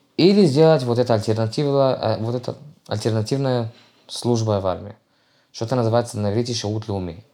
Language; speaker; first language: Russian; early bilingual, heritage; Russian